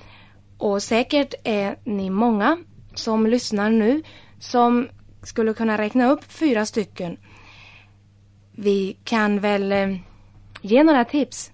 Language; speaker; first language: Swedish; native; Swedish